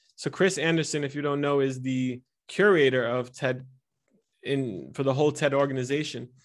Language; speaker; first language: English; early bilingual, other home language; Italian